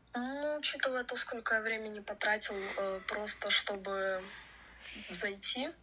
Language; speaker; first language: Russian; native; Russian